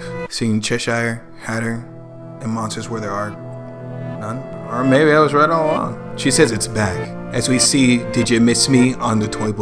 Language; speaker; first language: English; native; English